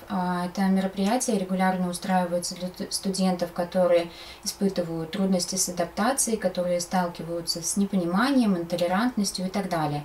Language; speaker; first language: Russian; native; Russian